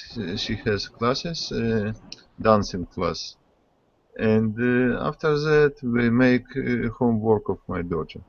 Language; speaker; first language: English; non-native, learner; Russian